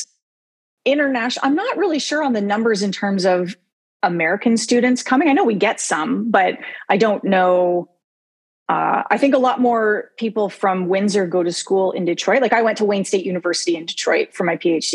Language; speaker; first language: English; native; English